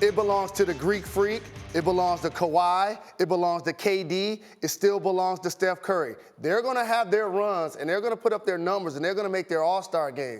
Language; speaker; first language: English; native; English